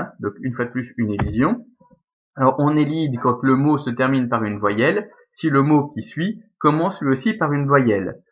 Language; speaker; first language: French; native; French